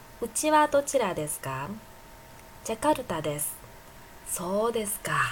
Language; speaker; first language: Japanese; non-native, fluent; Chinese